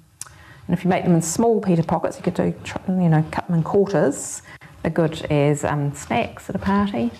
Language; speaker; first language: English; native; English